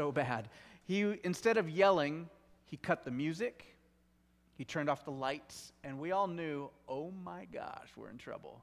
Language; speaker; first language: English; native; English